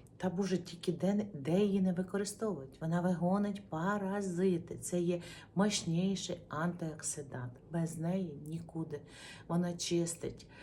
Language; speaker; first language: Ukrainian; native; Ukrainian